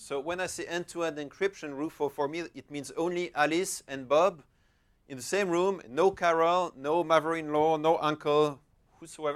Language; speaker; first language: English; non-native, fluent; French